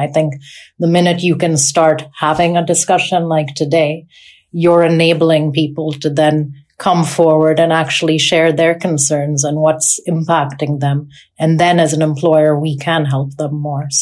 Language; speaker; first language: English; non-native, local second language; Urdu